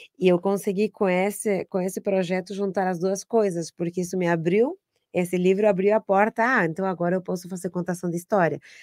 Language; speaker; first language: Portuguese; non-native, fluent; Spanish